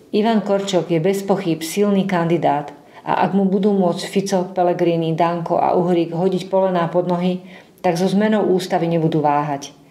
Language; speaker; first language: Slovak; native; Slovak